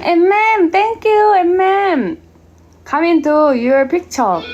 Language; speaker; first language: English; non-native, learner; Korean